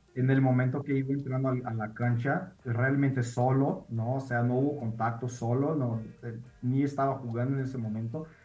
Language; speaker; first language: Spanish; non-native, fluent; Portuguese